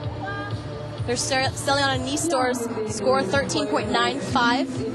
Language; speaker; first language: English; native; English